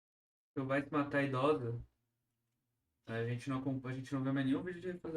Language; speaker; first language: Portuguese; native; Portuguese